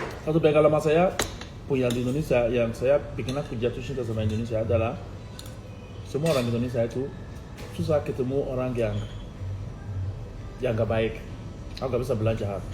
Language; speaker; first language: Indonesian; non-native, fluent; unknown